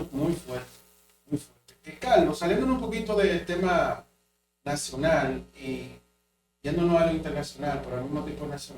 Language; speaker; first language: Spanish; native; Spanish